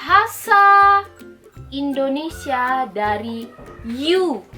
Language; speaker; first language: Indonesian; non-native, local second language; Minangkabau